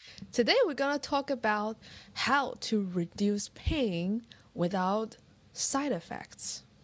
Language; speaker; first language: English; non-native, fluent; Chinese